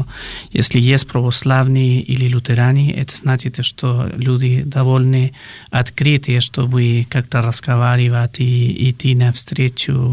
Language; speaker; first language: Russian; non-native, fluent; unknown